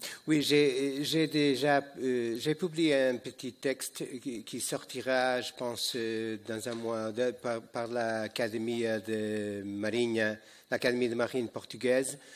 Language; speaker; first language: French; non-native, fluent; Portuguese